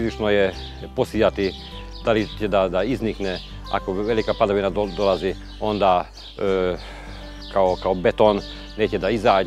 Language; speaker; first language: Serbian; non-native, local second language; Hungarian